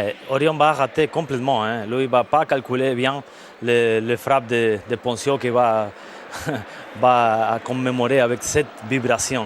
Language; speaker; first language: French; non-native, fluent; Spanish